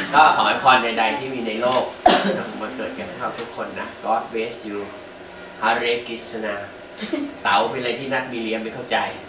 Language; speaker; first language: Thai; native; Thai